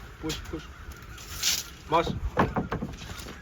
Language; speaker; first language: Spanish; non-native, learner; English